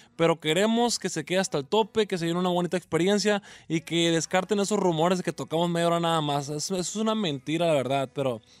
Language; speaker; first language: Spanish; native; Spanish